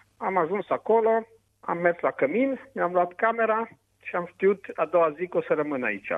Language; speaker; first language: Romanian; non-native, local second language; Serbian